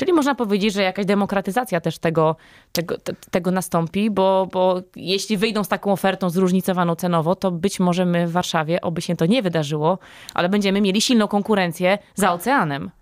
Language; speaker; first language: Polish; native; Polish